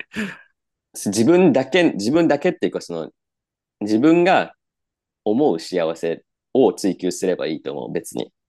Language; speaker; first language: Japanese; native; Japanese